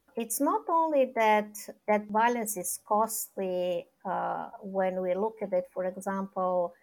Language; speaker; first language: English; non-native, fluent; Serbian